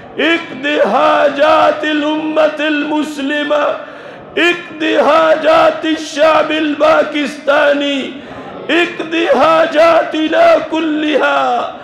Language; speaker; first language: Arabic; non-native, fluent; Urdu